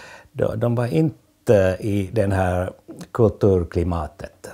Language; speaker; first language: Swedish; non-native, fluent; Finnish